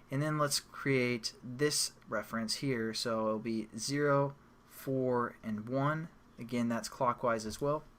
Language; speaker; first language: English; native; English